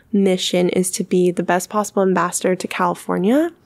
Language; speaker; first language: English; native; English